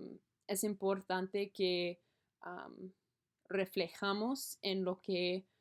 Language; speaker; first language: Spanish; non-native, learner; English